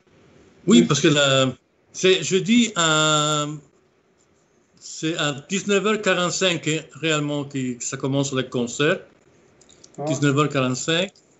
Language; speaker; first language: French; non-native, fluent; Italian